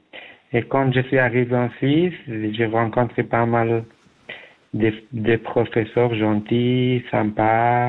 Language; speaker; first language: French; non-native, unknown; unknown